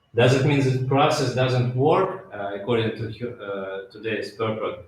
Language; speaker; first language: English; non-native, learner; Russian